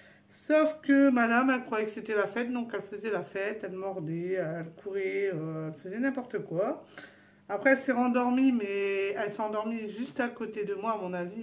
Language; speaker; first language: French; native; French